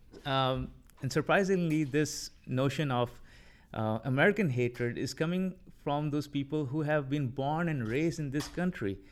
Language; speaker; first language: English; non-native, local second language; Punjabi